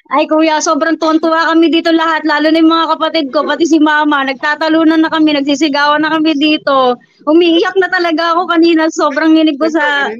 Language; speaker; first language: Filipino; native; Filipino